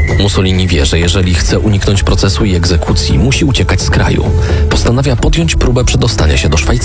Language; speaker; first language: Polish; native; Polish